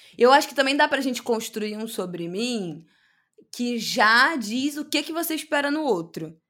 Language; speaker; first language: Portuguese; native; Portuguese